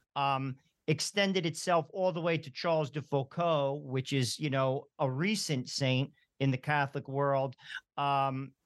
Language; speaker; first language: English; early bilingual, other home language; Italian